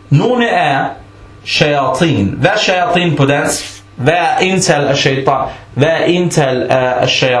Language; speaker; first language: Danish; early bilingual, other home language; Arabic